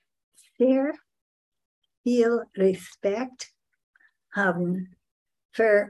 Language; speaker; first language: German; non-native, learner; English